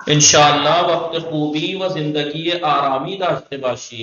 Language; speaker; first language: Persian; non-native, fluent; Urdu